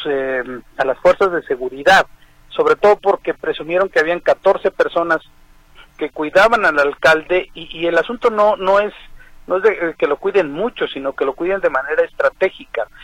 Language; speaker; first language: Spanish; native; Spanish